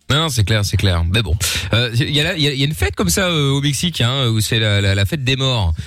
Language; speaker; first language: French; early bilingual, other home language; Portuguese